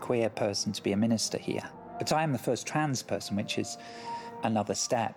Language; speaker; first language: English; native; English